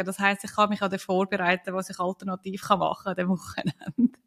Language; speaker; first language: German; native; German